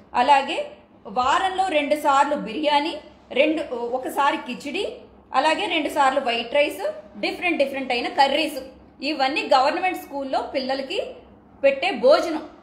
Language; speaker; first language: Telugu; native; Telugu